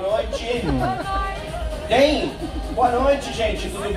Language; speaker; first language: Portuguese; non-native, fluent; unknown